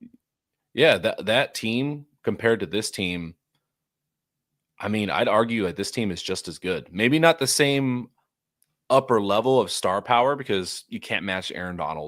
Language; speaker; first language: English; native; English